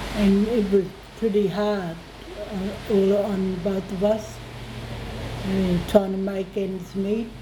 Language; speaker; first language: English; native; English